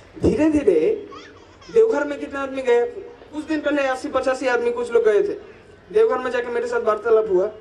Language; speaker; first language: Hindi; non-native, local second language; Bangla